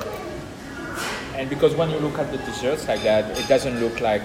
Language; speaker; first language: English; non-native, fluent; French